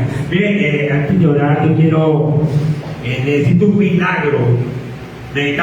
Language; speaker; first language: Spanish; native; Spanish